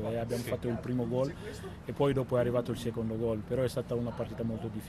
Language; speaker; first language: Italian; non-native, fluent; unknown